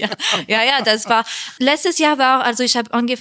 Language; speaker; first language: German; non-native, learner; French